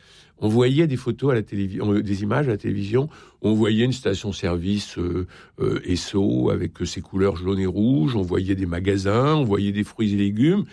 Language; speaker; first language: French; native; French